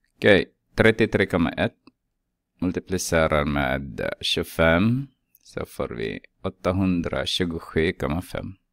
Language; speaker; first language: Swedish; non-native, fluent; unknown